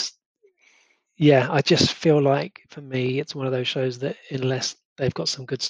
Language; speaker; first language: English; native; English